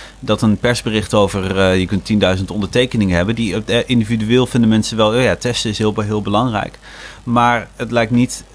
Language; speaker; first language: Dutch; native; Dutch